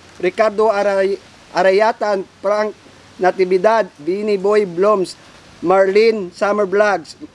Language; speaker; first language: Filipino; non-native, local second language; Hiligaynon